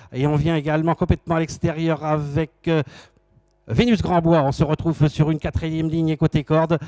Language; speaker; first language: French; native; French